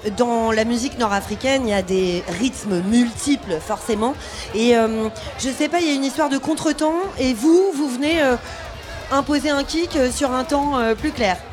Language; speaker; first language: French; native; French